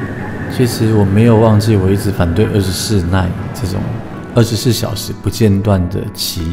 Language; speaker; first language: Chinese; native; Chinese